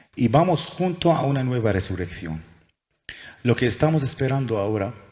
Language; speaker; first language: Spanish; non-native, fluent; Arabic